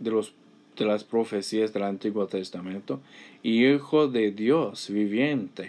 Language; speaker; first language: Spanish; non-native, fluent; English